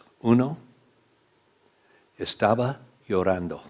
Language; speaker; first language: Spanish; non-native, learner; English